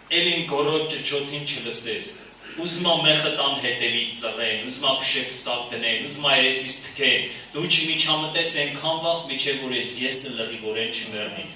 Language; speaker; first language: Armenian; native; Armenian